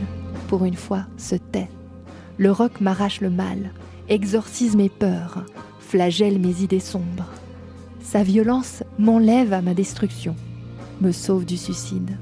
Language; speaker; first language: French; native; French